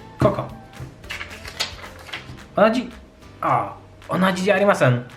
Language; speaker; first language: Japanese; non-native, fluent; Polish